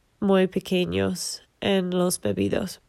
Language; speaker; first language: Spanish; non-native, learner; English